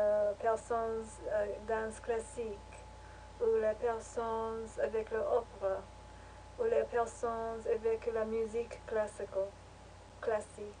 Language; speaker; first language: French; non-native, learner; English